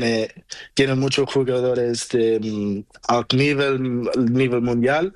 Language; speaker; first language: Spanish; non-native, learner; Portuguese